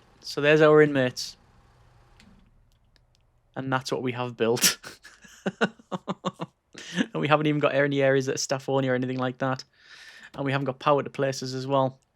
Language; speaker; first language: English; native; English